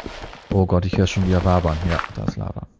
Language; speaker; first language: German; native; German